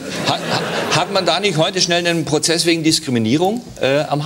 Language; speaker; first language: German; native; German